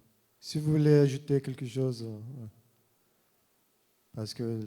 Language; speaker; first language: French; non-native, fluent; Arabic